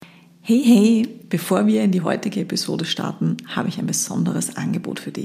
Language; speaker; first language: German; native; German